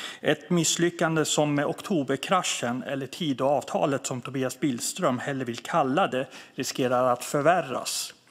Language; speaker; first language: Swedish; early bilingual, other home language; Persian